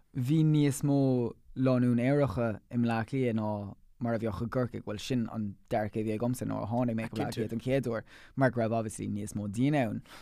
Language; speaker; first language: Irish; non-native, local second language; English